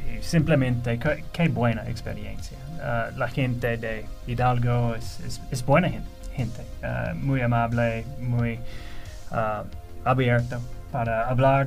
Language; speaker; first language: Spanish; non-native, fluent; English